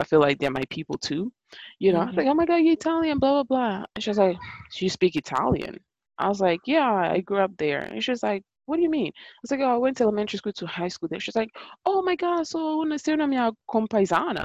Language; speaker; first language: English; non-native, fluent; Italian